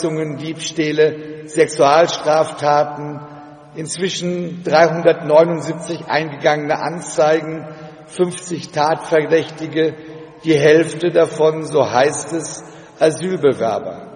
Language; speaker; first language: German; native; German